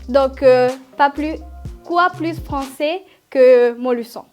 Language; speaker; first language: French; non-native, fluent; Spanish